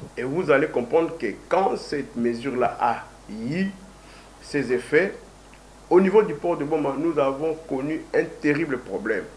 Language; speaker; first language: French; non-native, local second language; Kongo